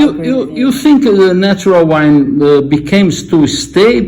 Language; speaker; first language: English; non-native, learner; Portuguese